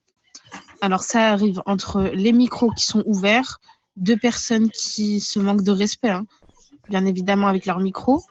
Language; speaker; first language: French; native; French